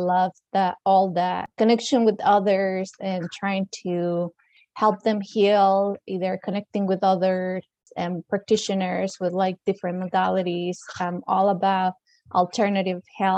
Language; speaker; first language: English; non-native, fluent; Spanish